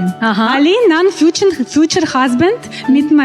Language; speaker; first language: Kannada; non-native, learner; Russian